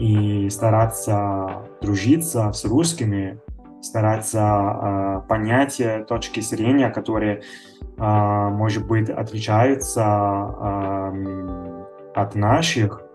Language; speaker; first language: Russian; non-native, fluent; Italian